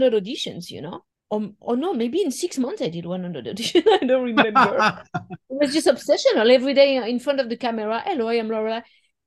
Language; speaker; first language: English; non-native, fluent; French